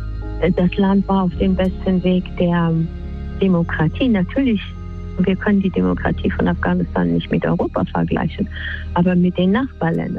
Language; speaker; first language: German; non-native, fluent; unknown